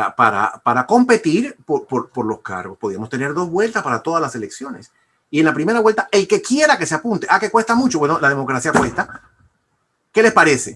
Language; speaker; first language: Spanish; native; Spanish